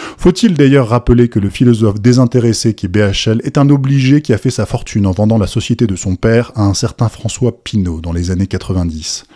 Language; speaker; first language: French; native; French